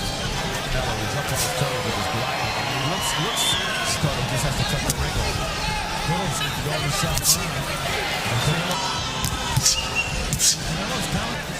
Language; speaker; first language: English; native; English